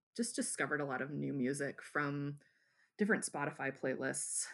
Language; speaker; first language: English; native; English